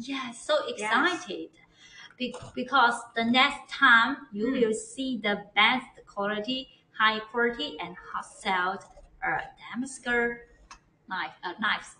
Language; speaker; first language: English; non-native, learner; Chinese